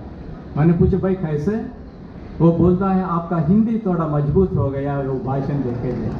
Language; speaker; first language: Hindi; non-native, local second language; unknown